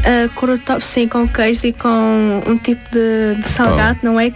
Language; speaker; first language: Portuguese; early bilingual, other home language; Tajik